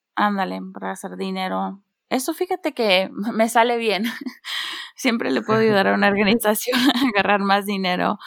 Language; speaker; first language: Spanish; early bilingual, heritage; Spanish